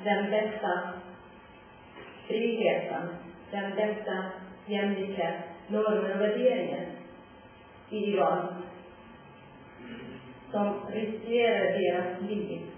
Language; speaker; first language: Swedish; non-native, learner; Persian